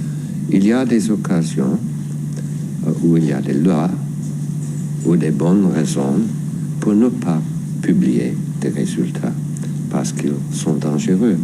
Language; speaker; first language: French; non-native, fluent; English